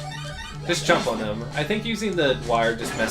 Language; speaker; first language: English; native; English